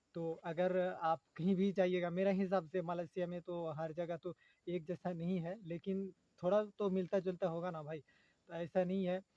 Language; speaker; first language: Hindi; native; Hindi